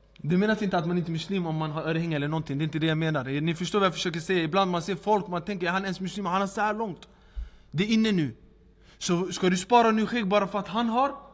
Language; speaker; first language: Swedish; early bilingual, other home language; Arabic